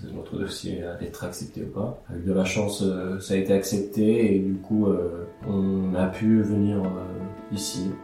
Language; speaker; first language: French; early bilingual, other home language; Aramaic